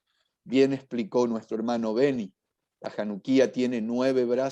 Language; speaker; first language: Spanish; native; Spanish